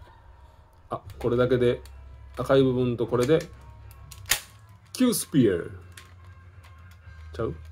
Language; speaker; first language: Japanese; native; Japanese